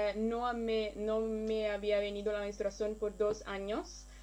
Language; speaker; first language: Spanish; non-native, learner; Portuguese